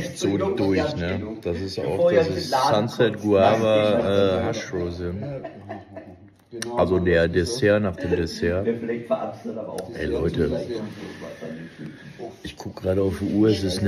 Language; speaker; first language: German; native; German